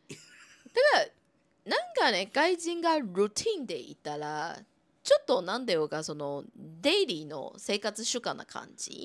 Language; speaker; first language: Japanese; non-native, fluent; Chinese